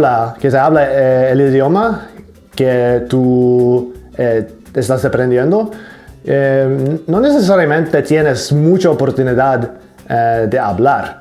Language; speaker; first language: Spanish; non-native, learner; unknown